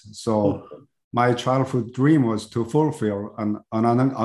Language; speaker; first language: English; non-native, fluent; Korean